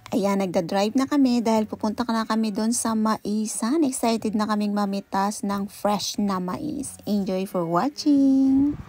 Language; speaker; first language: Filipino; native; Filipino